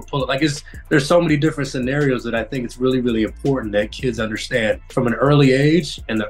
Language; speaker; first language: English; native; English